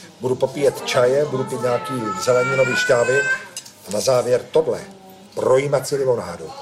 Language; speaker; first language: Czech; native; Czech